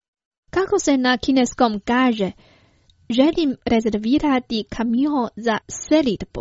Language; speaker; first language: Croatian; non-native, fluent; Chinese